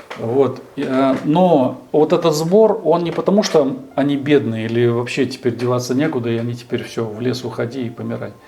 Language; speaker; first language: Russian; native; Russian